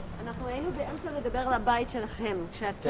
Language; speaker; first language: Hebrew; native; Hebrew